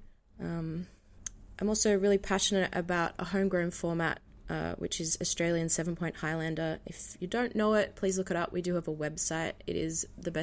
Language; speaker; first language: English; native; English